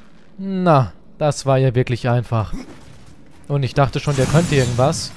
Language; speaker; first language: German; native; German